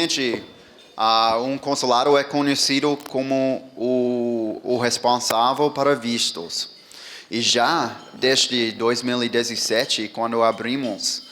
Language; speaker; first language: Portuguese; non-native, fluent; English